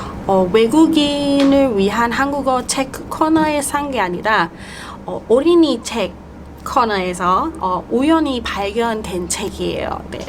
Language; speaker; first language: Korean; non-native, fluent; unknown